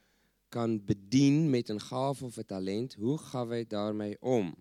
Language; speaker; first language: Dutch; non-native, fluent; English